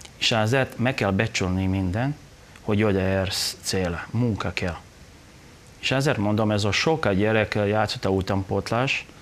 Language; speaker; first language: Hungarian; non-native, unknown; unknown